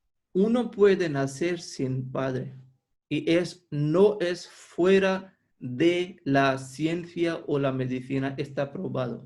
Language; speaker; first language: Spanish; non-native, fluent; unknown